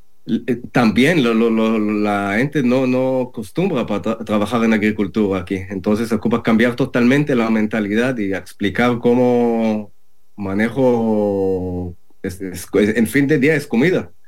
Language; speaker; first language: Spanish; non-native, learner; Hebrew